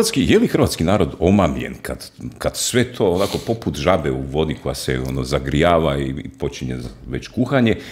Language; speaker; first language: Croatian; native; Croatian